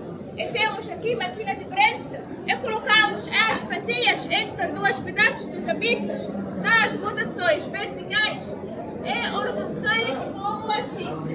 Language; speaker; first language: Portuguese; non-native, fluent; Arabic